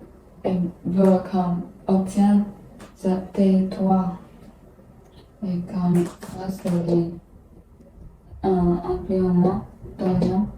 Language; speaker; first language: French; non-native, learner; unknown